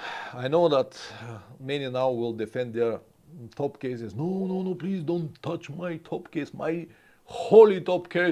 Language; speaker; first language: English; non-native, fluent; Bulgarian